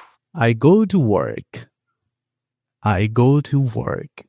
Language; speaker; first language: English; non-native, fluent; Bangla